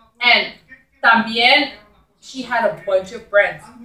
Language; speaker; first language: English; early bilingual, other home language; Spanish